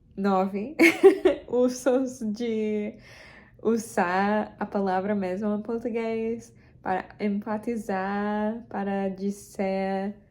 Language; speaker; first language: Portuguese; non-native, learner; English